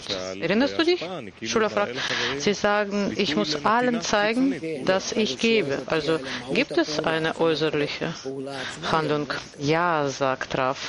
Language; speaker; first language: German; non-native, fluent; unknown